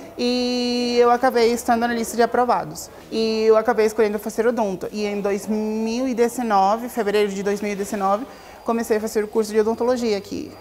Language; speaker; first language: Portuguese; non-native, fluent; Spanish